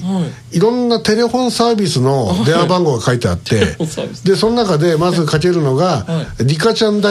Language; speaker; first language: Japanese; native; Japanese